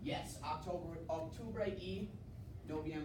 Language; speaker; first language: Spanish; non-native, learner; English